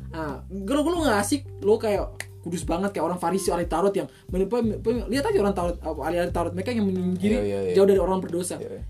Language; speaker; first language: Indonesian; non-native, fluent; Tetum